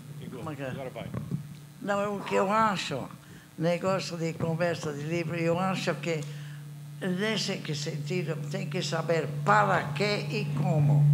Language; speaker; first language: Portuguese; non-native, fluent; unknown